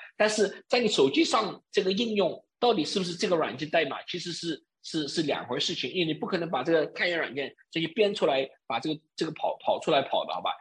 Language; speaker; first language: Chinese; early bilingual, heritage; Chinese